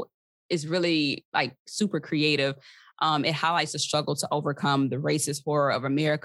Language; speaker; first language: English; native; English